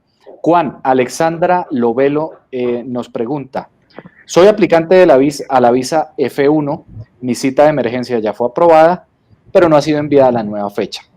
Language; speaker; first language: Spanish; native; Spanish